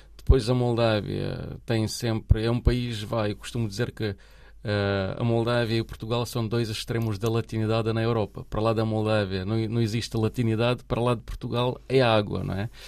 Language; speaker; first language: Portuguese; non-native, fluent; Romanian